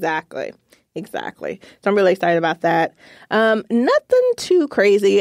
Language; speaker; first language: English; native; English